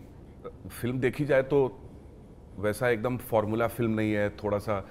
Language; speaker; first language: Hindi; non-native, local second language; Telugu